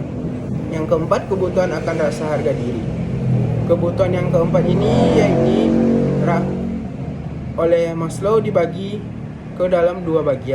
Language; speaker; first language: Indonesian; native; Indonesian